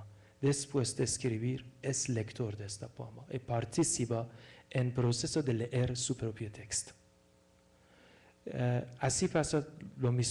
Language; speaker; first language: Spanish; non-native, fluent; Persian